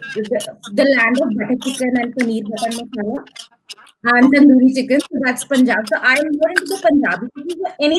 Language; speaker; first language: English; non-native, local second language; Hindi